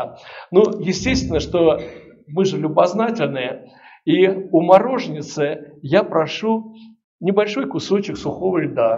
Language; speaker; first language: Russian; native; Russian